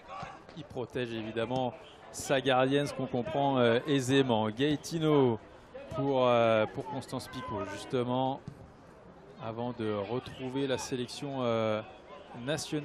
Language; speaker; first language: French; native; French